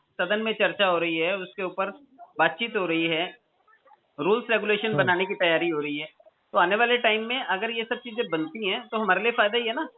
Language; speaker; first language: Hindi; native; Hindi